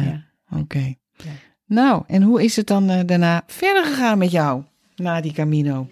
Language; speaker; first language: Dutch; native; Dutch